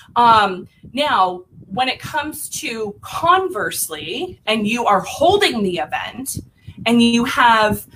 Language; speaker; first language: English; native; English